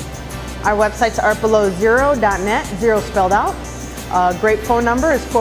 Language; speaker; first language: English; native; English